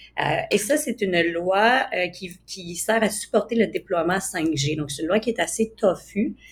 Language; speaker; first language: French; native; French